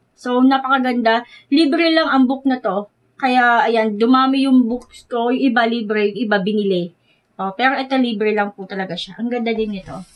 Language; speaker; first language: Filipino; native; Filipino